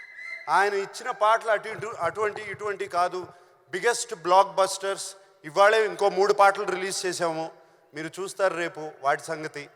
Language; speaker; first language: Telugu; native; Telugu